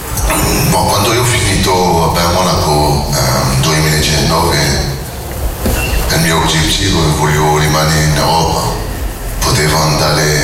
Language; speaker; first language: Italian; non-native, learner; French